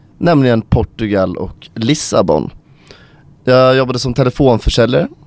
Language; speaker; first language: Swedish; native; Swedish